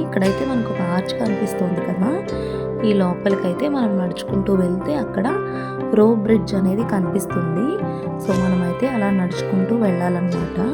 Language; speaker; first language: Telugu; native; Telugu